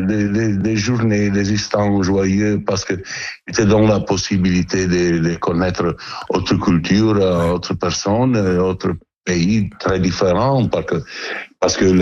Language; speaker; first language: French; non-native, learner; Italian